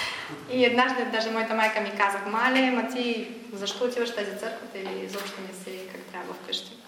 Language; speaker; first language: Bulgarian; non-native, fluent; Russian